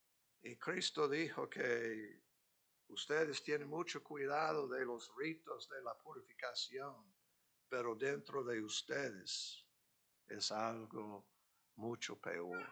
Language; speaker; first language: Spanish; non-native, fluent; English